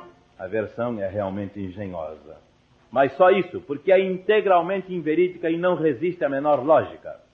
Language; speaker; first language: Portuguese; native; Portuguese